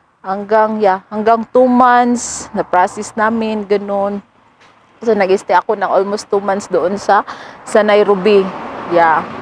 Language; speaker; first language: Filipino; non-native, local second language; Cebuano